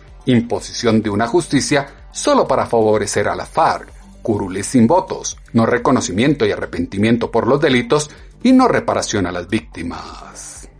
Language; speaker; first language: Spanish; native; Spanish